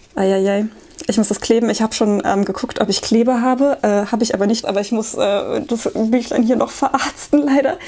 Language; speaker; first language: German; native; German